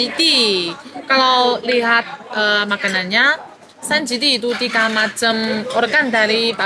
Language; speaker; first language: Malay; non-native, fluent; Chinese